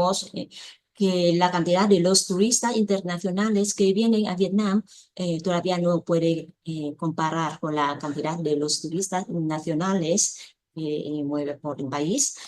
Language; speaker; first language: Spanish; non-native, fluent; Vietnamese